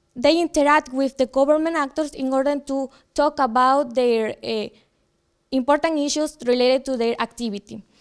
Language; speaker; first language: English; non-native, fluent; Ukrainian